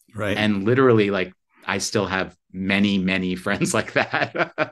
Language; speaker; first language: English; native; English